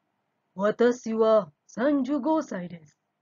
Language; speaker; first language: Japanese; non-native, fluent; Indonesian